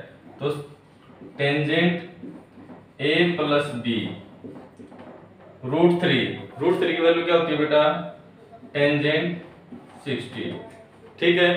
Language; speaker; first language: Hindi; native; Hindi